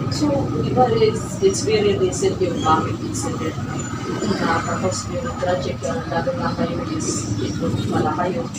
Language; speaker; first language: Filipino; non-native, local second language; Maranao